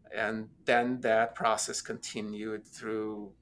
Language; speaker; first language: English; non-native, fluent; Norwegian